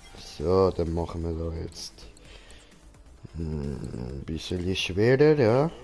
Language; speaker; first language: German; native; German